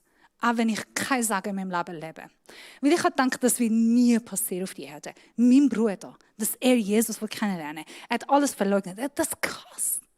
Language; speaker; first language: German; non-native, fluent; Persian